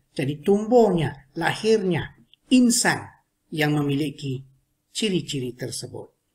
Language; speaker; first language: Malay; non-native, local second language; Chinese